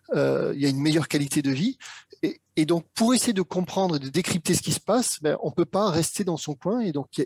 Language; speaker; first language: French; native; French